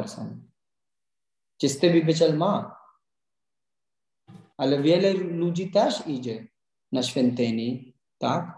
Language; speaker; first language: Polish; non-native, learner; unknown